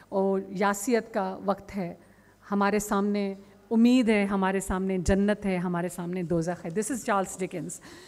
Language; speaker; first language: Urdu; non-native, local second language; Sindhi